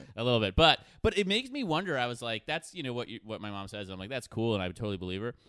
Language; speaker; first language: English; native; English